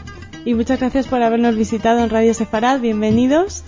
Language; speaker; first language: Spanish; native; Spanish